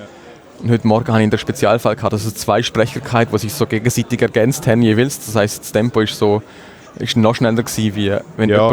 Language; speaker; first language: German; native; German